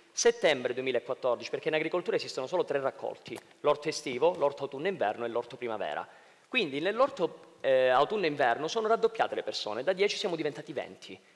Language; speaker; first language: Italian; native; Italian